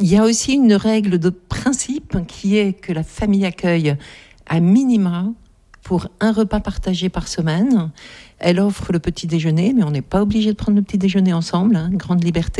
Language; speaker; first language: French; native; French